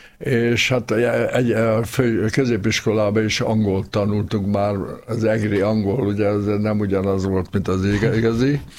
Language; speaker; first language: Hungarian; native; Hungarian